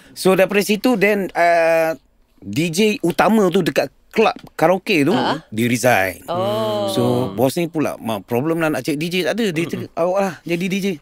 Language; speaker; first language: Malay; non-native, local second language; Chinese